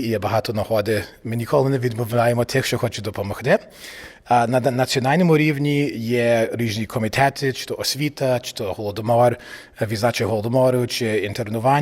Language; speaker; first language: Ukrainian; early bilingual, heritage; English